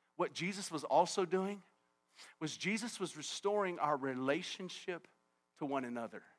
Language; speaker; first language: English; native; English